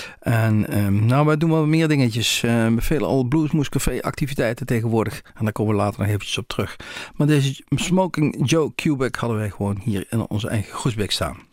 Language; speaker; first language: Dutch; native; Dutch